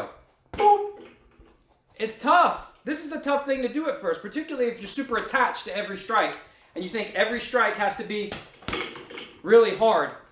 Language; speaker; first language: English; native; English